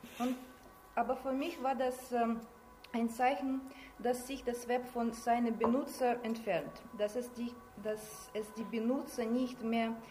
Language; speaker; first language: German; non-native, learner; Russian